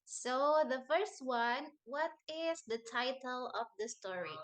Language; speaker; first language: English; non-native, learner; Indonesian